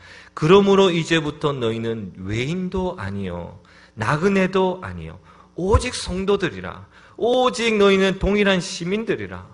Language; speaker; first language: Korean; native; Korean